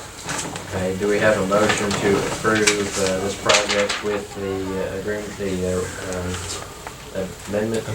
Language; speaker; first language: English; native; English